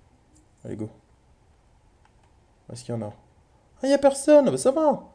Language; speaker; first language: French; native; French